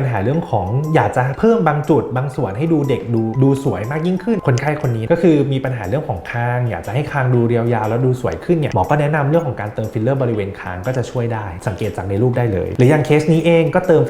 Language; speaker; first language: Thai; native; Thai